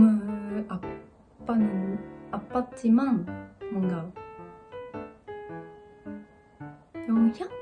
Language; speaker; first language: Korean; non-native, learner; Japanese